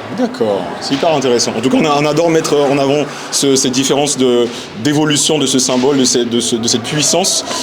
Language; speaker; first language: French; native; French